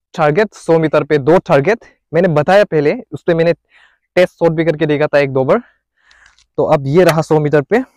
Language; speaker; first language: Hindi; non-native, local second language; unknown